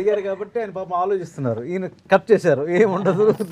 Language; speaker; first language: Telugu; native; Telugu